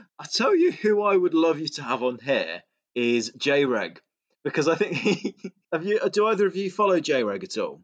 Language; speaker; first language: English; native; English